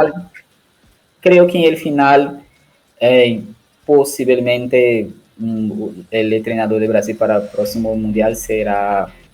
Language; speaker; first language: Spanish; non-native, learner; Portuguese